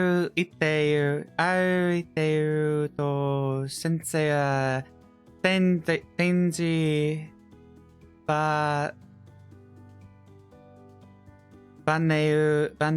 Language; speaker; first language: Japanese; non-native, learner; English